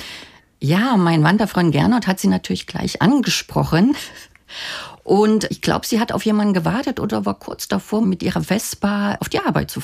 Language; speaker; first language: German; native; German